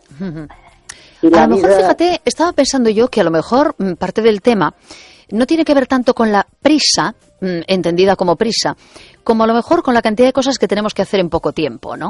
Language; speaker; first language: Spanish; native; Spanish